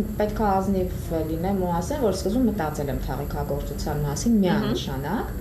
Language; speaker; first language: Armenian; native; Armenian